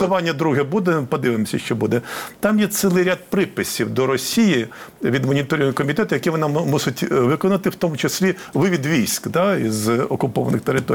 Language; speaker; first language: Ukrainian; native; Ukrainian